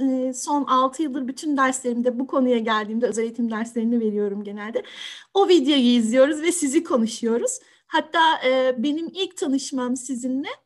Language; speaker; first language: Turkish; native; Turkish